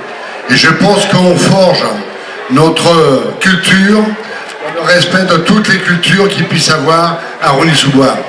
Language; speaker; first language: French; native; French